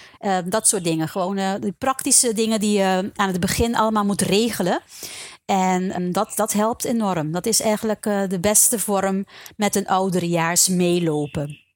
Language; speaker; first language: Dutch; non-native, local second language; Papiamento